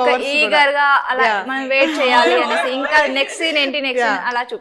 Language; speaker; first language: Telugu; native; Telugu